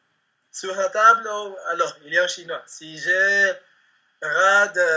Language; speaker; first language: French; non-native, learner; Spanish